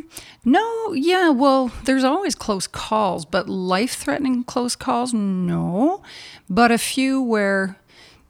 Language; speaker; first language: English; native; English